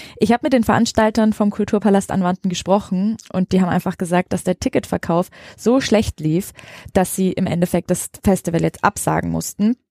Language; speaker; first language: German; native; German